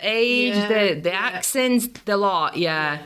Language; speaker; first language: English; non-native, fluent; Latvian